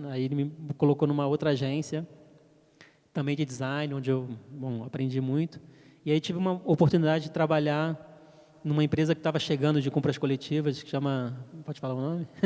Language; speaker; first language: Portuguese; early bilingual, heritage; French